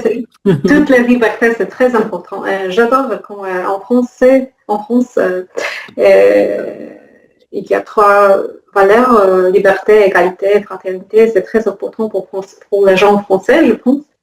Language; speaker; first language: French; non-native, learner; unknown